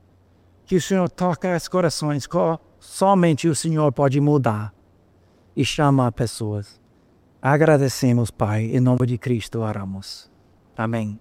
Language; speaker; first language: Portuguese; non-native, fluent; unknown